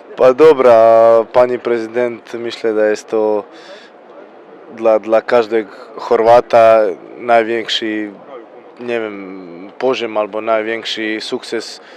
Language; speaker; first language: Polish; non-native, learner; Croatian